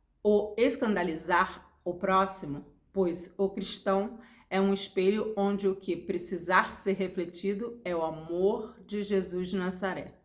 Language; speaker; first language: Portuguese; native; Portuguese